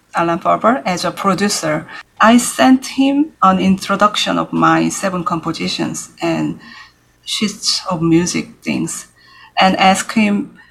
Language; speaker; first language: English; non-native, learner; Korean